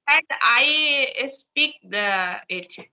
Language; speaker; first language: English; non-native, learner; Hindi